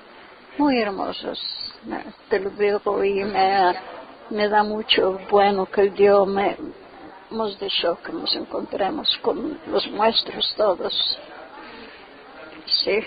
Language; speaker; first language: Spanish; early bilingual, heritage; Ladino